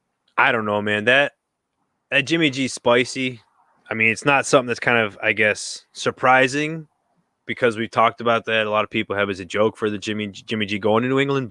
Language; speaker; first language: English; native; English